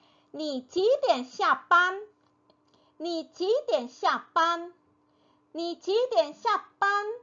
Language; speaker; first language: Chinese; non-native, fluent; Korean